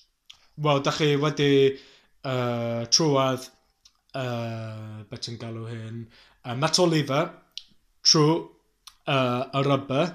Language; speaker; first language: Welsh; non-native, learner; English